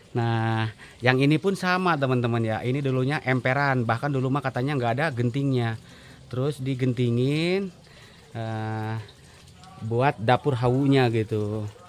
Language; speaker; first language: Indonesian; native; Indonesian